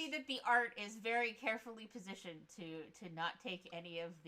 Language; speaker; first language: English; native; English